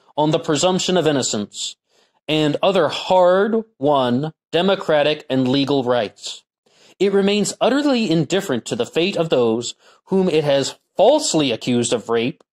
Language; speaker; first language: English; native; English